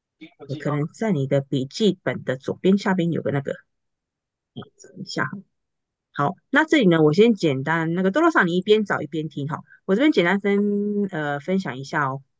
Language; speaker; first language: Chinese; native; Chinese